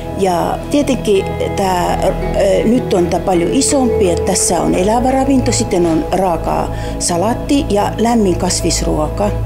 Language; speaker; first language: Finnish; non-native, fluent; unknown